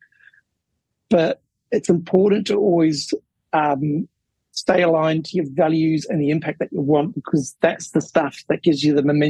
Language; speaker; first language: English; native; English